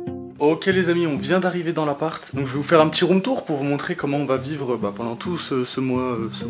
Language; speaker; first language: French; native; French